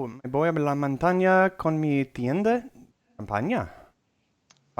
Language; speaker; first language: Spanish; non-native, learner; English